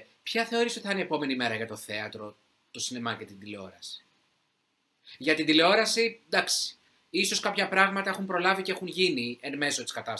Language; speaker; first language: Greek; native; Greek